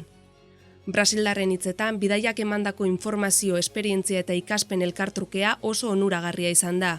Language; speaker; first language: Basque; native; Basque